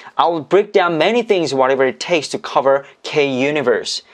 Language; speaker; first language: English; non-native, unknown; Korean